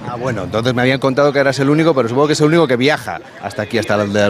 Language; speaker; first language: Spanish; native; Spanish